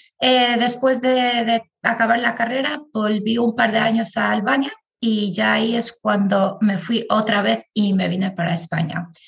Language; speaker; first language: Spanish; non-native, fluent; Albanian